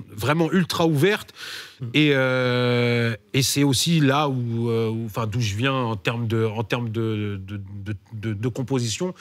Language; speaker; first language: French; native; French